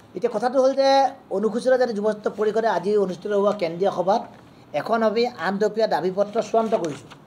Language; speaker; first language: Assamese; native; Assamese